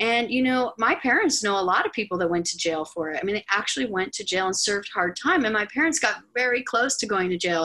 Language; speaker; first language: English; native; English